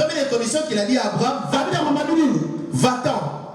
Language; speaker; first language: French; non-native, local second language; Lingala